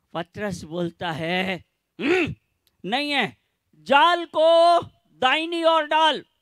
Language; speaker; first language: Hindi; non-native, local second language; Gujarati